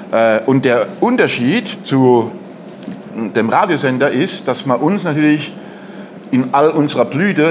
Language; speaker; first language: German; native; German